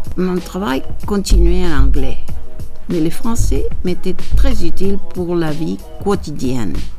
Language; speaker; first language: French; non-native, fluent; Spanish